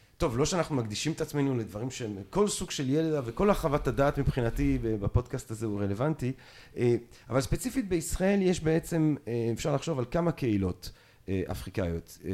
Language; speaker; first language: Hebrew; early bilingual, other home language; French